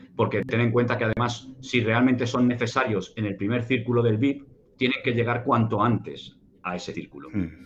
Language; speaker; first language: Spanish; native; Spanish